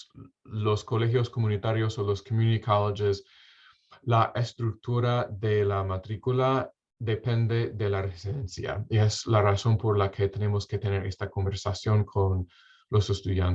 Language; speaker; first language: Spanish; non-native, fluent; English